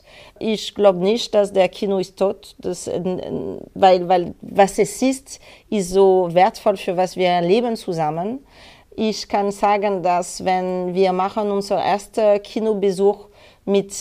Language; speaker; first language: German; non-native, fluent; French